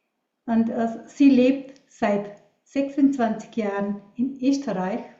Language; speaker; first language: German; non-native, learner; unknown